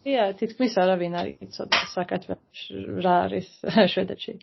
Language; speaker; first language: Georgian; non-native, fluent; Swedish